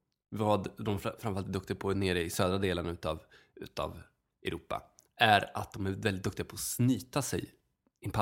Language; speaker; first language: Swedish; native; Swedish